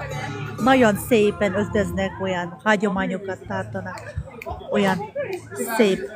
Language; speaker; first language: Hungarian; non-native, learner; Kazakh